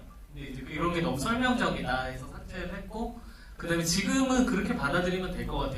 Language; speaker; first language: Korean; native; Korean